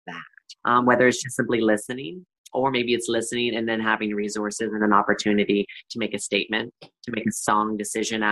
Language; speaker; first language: English; native; English